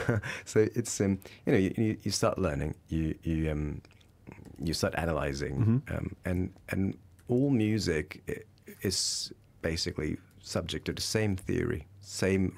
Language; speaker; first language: English; early bilingual, other home language; Russian